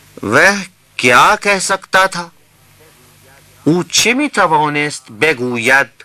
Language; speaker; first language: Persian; non-native, fluent; Urdu